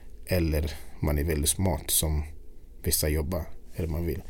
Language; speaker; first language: Swedish; non-native, fluent; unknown